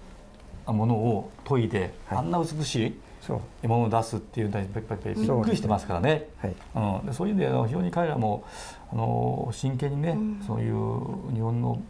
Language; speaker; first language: Japanese; native; Japanese